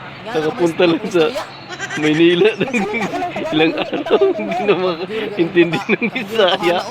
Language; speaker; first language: Filipino; non-native, local second language; Cebuano